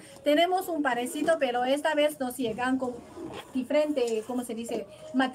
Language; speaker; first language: Spanish; non-native, learner; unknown